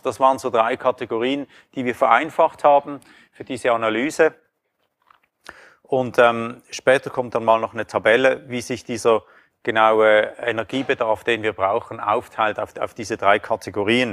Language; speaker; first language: German; native; German